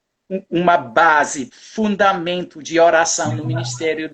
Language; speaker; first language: Portuguese; non-native, fluent; English